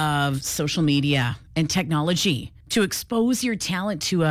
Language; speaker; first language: English; native; English